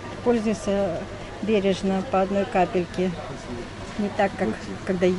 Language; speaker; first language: Russian; native; Russian